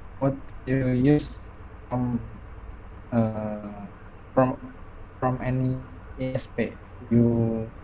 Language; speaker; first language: English; non-native, fluent; Indonesian